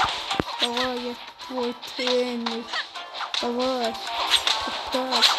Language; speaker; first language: Russian; non-native, learner; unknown